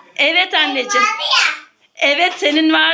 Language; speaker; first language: Turkish; native; Turkish